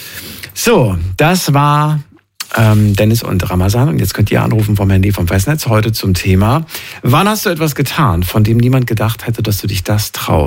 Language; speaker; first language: German; native; German